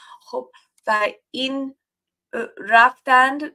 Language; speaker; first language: Persian; non-native, learner; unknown